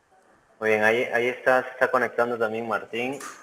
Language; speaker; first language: Spanish; native; Spanish